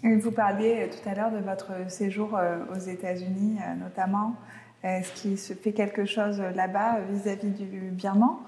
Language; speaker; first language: French; non-native, fluent; Burmese